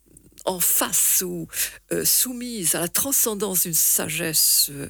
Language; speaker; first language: French; native; French